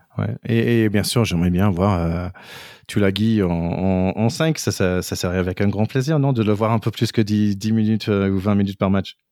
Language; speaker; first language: French; non-native, fluent; English